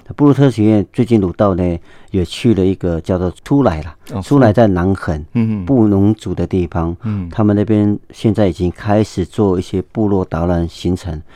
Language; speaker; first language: Chinese; non-native, local second language; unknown